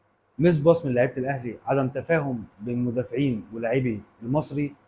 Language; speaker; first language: Arabic; native; Arabic